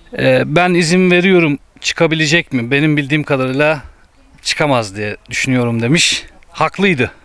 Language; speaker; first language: Turkish; native; Turkish